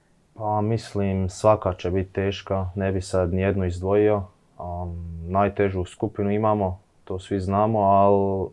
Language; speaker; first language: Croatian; early bilingual, heritage; Croatian